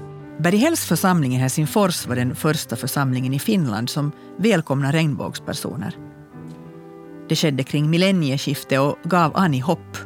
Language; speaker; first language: Swedish; native; Swedish